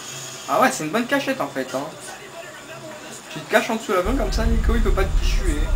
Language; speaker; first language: French; native; French